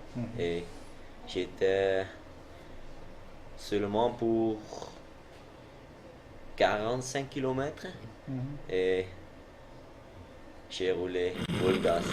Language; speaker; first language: French; non-native, learner; Dutch